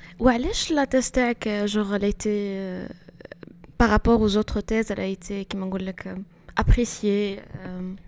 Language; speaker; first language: French; non-native, local second language; Arabic